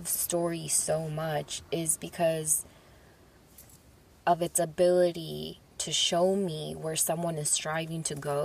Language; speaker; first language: English; early bilingual, other home language; Spanish